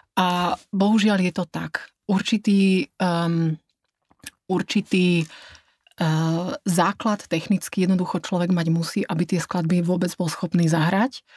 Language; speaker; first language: Slovak; native; Slovak